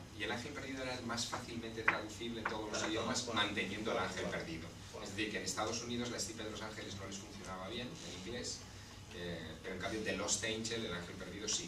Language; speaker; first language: Spanish; native; Spanish